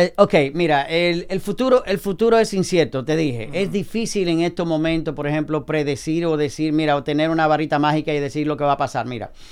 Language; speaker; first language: Spanish; native; Spanish